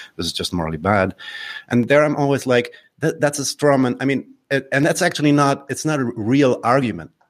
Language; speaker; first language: English; non-native, fluent; Polish